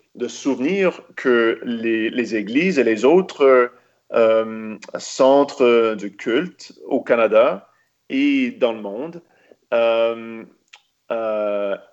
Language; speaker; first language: French; non-native, local second language; English